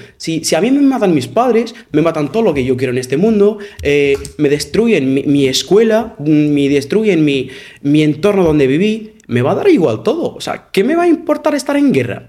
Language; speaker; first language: Spanish; non-native, fluent; Arabic